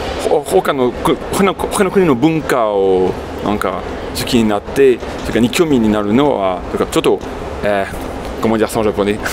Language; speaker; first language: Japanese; non-native, fluent; French